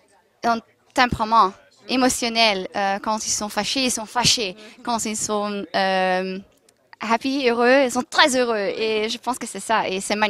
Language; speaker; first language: French; non-native, local second language; Dutch